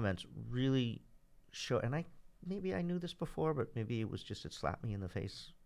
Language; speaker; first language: English; native; English